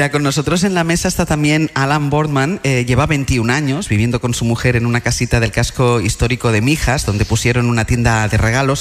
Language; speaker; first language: Spanish; native; Spanish